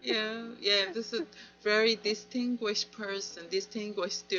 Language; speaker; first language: English; non-native, learner; Korean